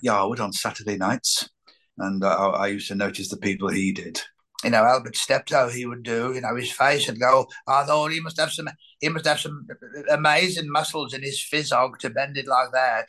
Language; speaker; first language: English; native; English